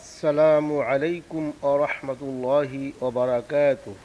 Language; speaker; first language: Arabic; non-native, fluent; Bangla